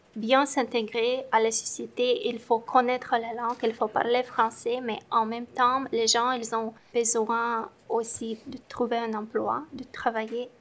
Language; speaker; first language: French; non-native, fluent; Romanian